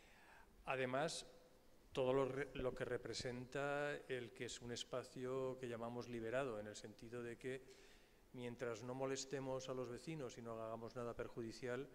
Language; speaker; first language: Spanish; native; Spanish